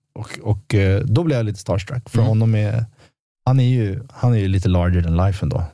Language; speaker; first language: Swedish; native; Swedish